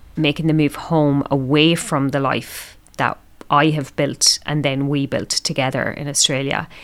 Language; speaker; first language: English; native; English